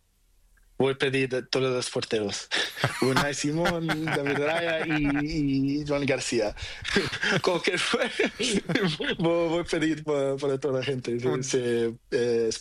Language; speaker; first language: Spanish; non-native, learner; Portuguese